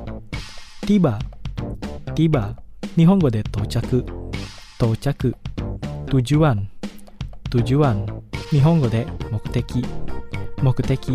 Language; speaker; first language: Japanese; non-native, fluent; Indonesian